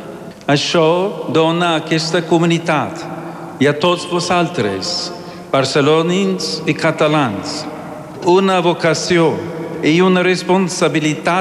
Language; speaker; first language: Catalan; non-native, learner; English